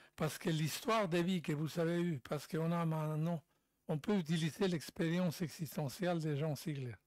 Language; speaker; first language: French; non-native, fluent; Spanish